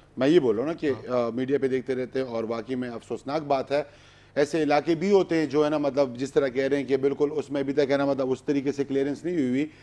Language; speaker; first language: Urdu; non-native, local second language; Pashto